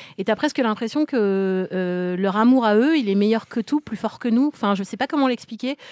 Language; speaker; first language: French; native; French